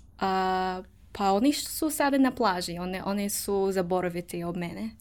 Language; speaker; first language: Serbian; non-native, learner; English